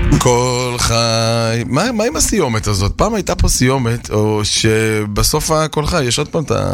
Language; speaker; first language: Hebrew; native; Hebrew